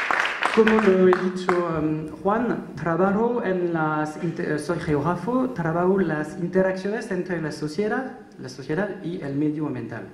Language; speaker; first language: Spanish; non-native, learner; French